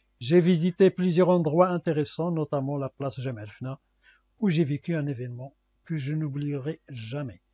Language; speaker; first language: French; non-native, local second language; Arabic